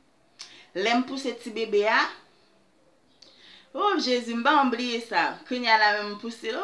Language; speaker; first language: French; non-native, learner; Haitian Creole